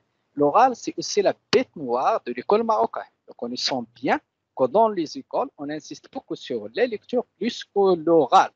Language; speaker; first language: French; non-native, local second language; Arabic